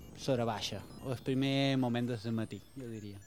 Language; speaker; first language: Catalan; native; Catalan